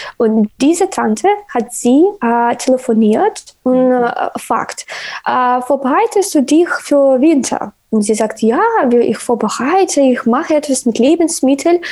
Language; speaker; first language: German; non-native, learner; Ukrainian